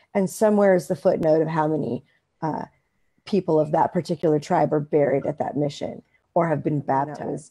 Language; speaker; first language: English; native; English